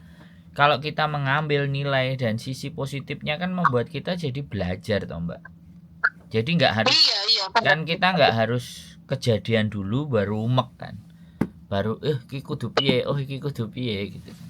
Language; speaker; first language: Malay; non-native, local second language; Javanese